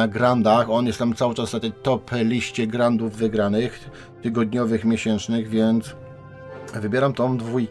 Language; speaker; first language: Polish; native; Polish